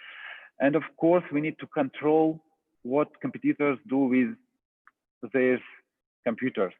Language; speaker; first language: English; non-native, fluent; Russian